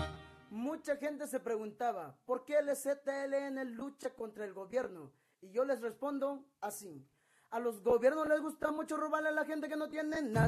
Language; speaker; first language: Spanish; native; Spanish